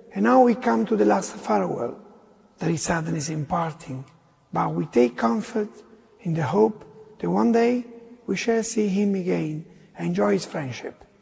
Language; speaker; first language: English; non-native, fluent; Italian